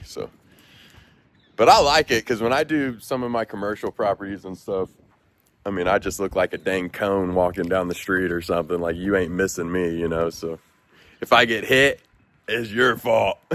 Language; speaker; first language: English; native; English